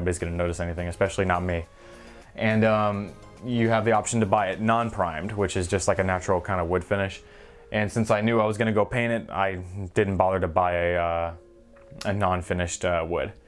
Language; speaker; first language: English; native; English